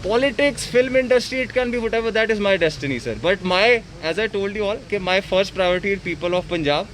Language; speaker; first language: English; non-native, local second language; Punjabi